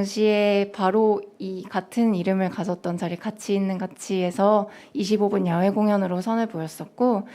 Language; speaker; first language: Korean; native; Korean